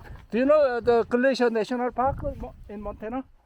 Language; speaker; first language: English; non-native, learner; Korean